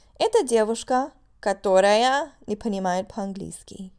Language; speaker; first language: Russian; non-native, fluent; English